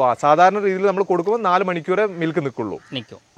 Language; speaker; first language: Malayalam; native; Malayalam